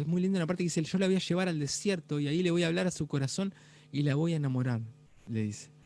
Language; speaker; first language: Spanish; native; Spanish